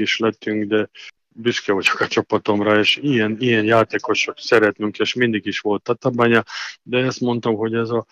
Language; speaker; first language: Hungarian; non-native, learner; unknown